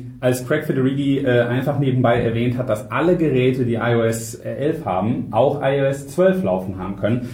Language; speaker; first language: German; native; German